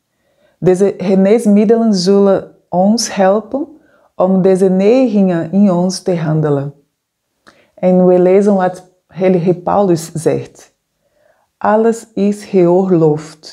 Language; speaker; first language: Dutch; non-native, fluent; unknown